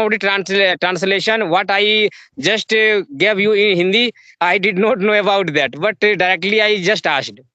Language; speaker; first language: English; non-native, learner; Hindi